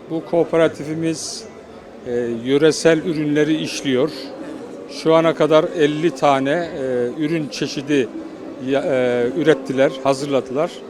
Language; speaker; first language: Turkish; native; Turkish